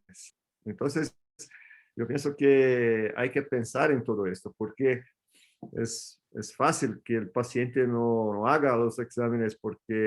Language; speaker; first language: Spanish; non-native, fluent; Portuguese